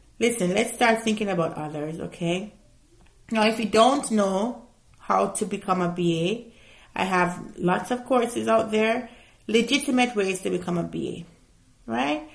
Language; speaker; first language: English; native; English